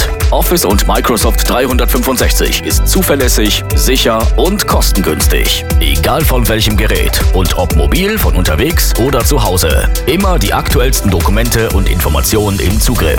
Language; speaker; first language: German; native; German